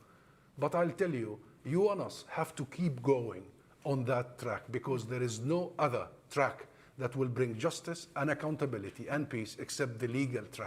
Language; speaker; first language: English; non-native, fluent; Arabic